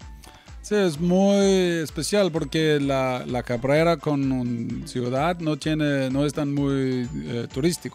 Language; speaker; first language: Spanish; non-native, learner; English